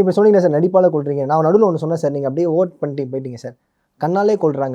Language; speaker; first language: Tamil; native; Tamil